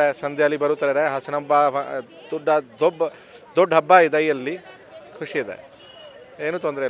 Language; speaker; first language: Kannada; non-native, learner; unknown